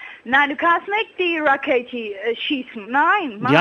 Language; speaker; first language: German; non-native, learner; English